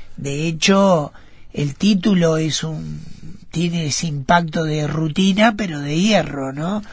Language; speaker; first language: Spanish; native; Spanish